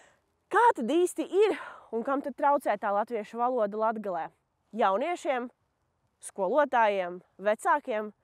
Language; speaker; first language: Latvian; native; Latvian